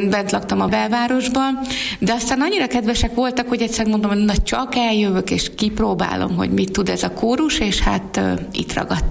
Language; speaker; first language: Hungarian; native; Hungarian